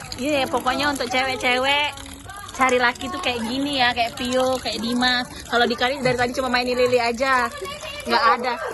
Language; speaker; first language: Indonesian; native; Indonesian